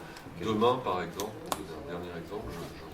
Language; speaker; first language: French; native; French